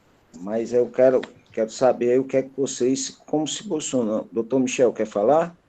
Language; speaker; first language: Portuguese; native; Portuguese